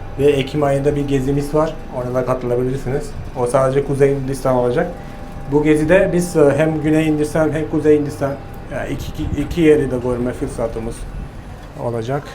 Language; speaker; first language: Turkish; non-native, fluent; Hindi